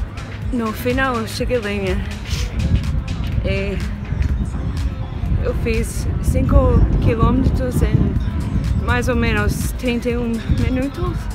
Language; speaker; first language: Portuguese; non-native, fluent; English